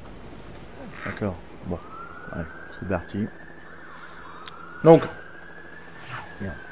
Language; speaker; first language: French; native; French